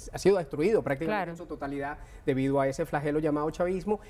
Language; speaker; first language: Spanish; native; Spanish